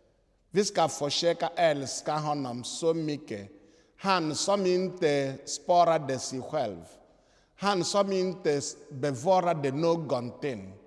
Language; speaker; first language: Swedish; non-native, fluent; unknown